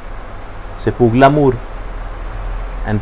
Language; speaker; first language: French; non-native, learner; Hindi